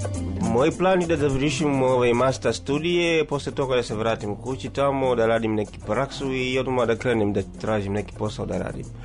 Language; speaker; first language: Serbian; non-native, learner; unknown